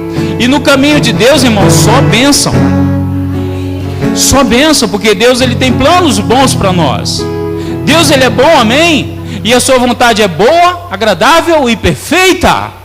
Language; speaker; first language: Portuguese; native; Portuguese